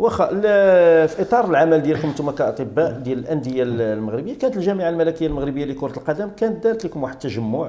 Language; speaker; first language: Arabic; native; Arabic